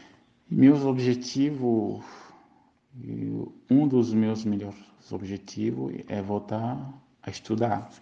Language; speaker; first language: Portuguese; non-native, fluent; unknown